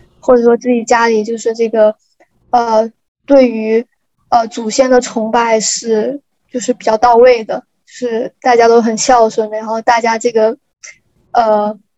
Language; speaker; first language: Chinese; native; Chinese